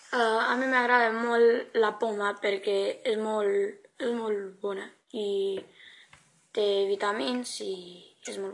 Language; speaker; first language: Catalan; non-native, learner; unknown